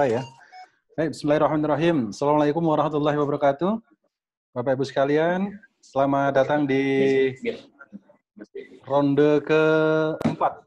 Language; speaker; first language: Indonesian; native; Indonesian